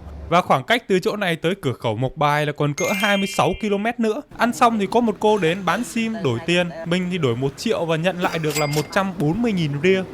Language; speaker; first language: Vietnamese; native; Vietnamese